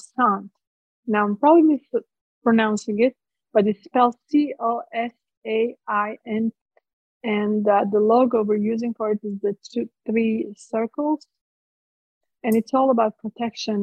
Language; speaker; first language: English; non-native, fluent; Croatian